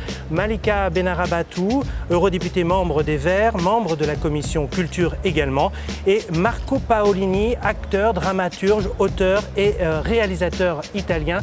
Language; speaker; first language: French; native; French